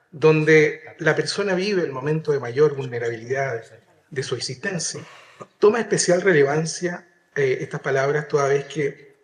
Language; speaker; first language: Spanish; native; Spanish